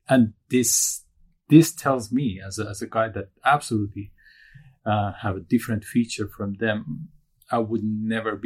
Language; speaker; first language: English; non-native, fluent; Turkish